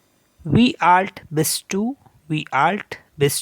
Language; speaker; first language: German; non-native, learner; Hindi